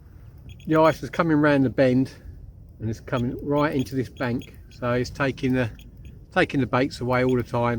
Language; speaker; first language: English; native; English